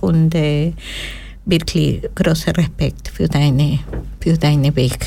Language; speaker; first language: German; non-native, learner; Spanish